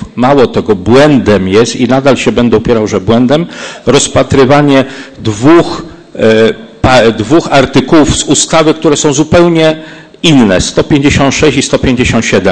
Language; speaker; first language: Polish; native; Polish